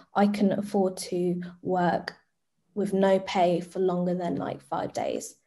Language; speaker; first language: English; native; English